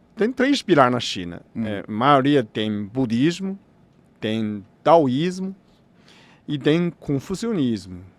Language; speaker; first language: Portuguese; non-native, fluent; Chinese